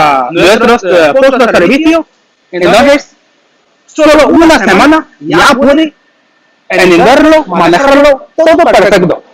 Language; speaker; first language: Spanish; non-native, learner; Chinese